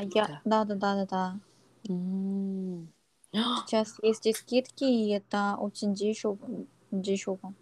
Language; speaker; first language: Russian; non-native, learner; Korean